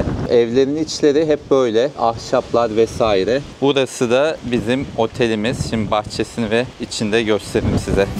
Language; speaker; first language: Turkish; native; Turkish